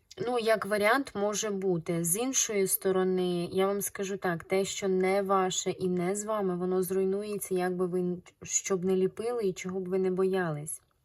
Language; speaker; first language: Ukrainian; non-native, local second language; Russian